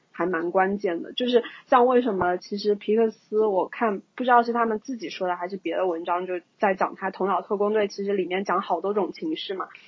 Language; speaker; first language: Chinese; native; Chinese